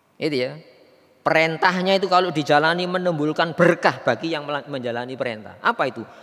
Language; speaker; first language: Indonesian; non-native, local second language; Javanese